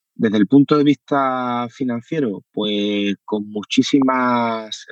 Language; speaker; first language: Spanish; native; Spanish